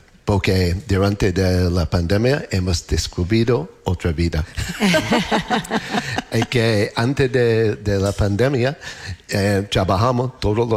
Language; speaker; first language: Spanish; non-native, learner; English